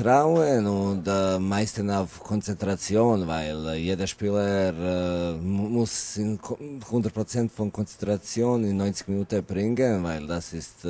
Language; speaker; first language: German; non-native, learner; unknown